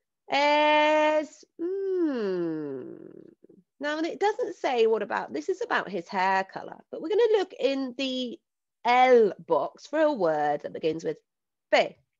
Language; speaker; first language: English; native; English